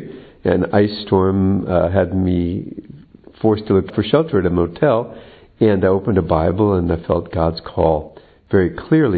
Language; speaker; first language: English; native; English